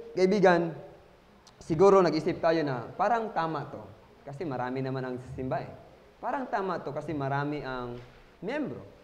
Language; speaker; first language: Filipino; non-native, local second language; Cebuano